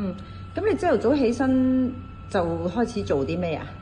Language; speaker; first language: Cantonese; native; Cantonese